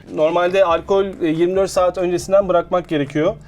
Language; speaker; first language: Turkish; native; Turkish